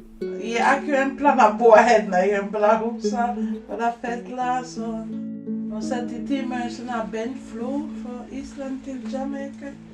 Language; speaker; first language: Icelandic; non-native, learner; English